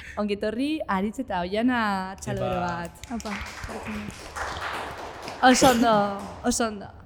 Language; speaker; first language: Basque; native; Basque